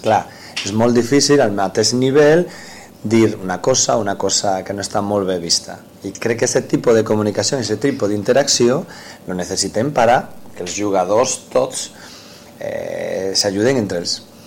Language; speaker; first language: Catalan; non-native, local second language; Spanish